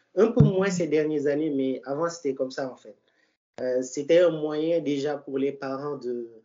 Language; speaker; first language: French; non-native, local second language; Wolof